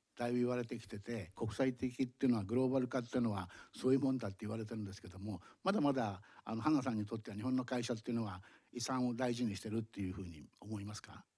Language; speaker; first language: Japanese; native; Japanese